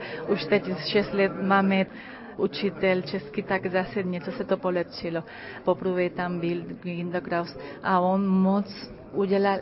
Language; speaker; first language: Czech; early bilingual, heritage; Czech